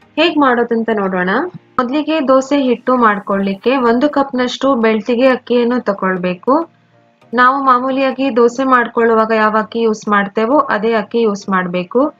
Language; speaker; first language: Kannada; non-native, local second language; Konkani